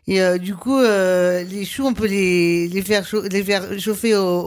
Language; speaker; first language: French; native; French